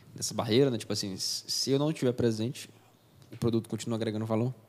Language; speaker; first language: Portuguese; native; Portuguese